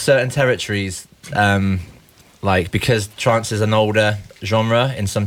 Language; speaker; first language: English; native; English